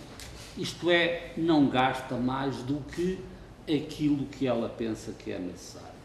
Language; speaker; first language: Portuguese; native; Portuguese